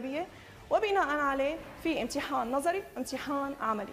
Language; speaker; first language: Arabic; native; Arabic